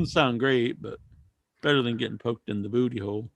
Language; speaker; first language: English; native; English